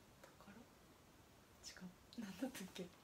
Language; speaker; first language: Japanese; native; Japanese